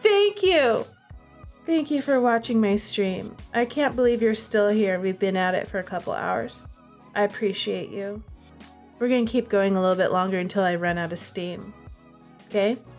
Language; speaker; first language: English; native; English